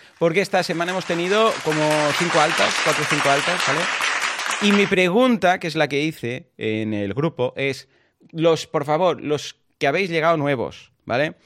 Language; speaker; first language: Spanish; non-native, local second language; Catalan